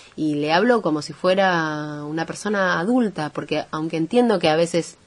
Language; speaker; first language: Spanish; native; Spanish